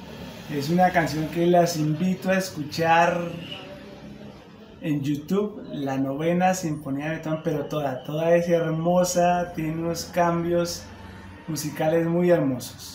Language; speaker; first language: Spanish; native; Spanish